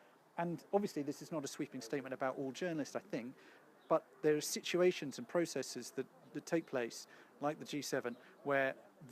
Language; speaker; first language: English; native; English